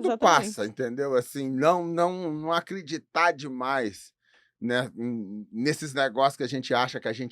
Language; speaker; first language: Portuguese; native; Portuguese